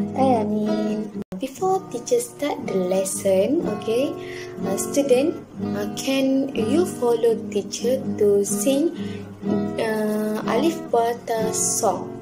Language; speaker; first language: English; non-native, local second language; Malay